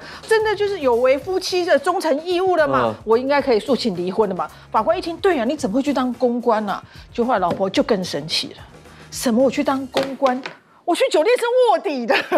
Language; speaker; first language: Chinese; native; Chinese